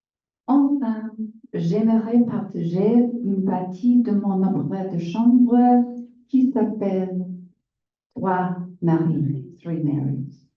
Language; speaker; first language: French; non-native, learner; English